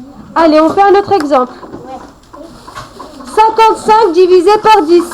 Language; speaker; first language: French; native; French